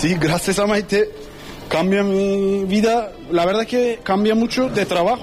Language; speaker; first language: Spanish; non-native, learner; Turkish